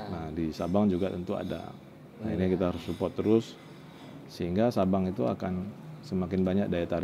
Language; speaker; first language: Indonesian; native; Indonesian